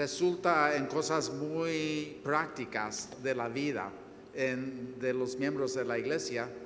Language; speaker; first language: Spanish; non-native, fluent; English